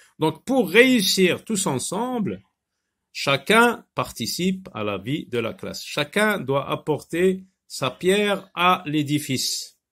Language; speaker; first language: French; non-native, local second language; Arabic